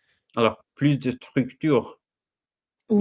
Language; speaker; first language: French; non-native, learner; English